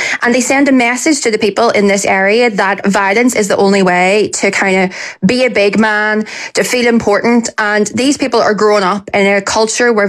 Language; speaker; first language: English; native; English